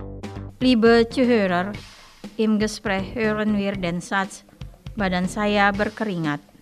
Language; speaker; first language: German; non-native, fluent; Indonesian